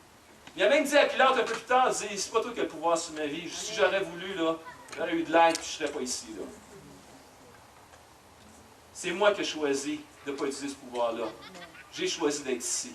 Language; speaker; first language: French; native; French